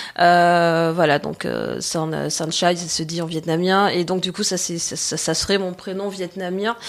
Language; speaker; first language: French; native; French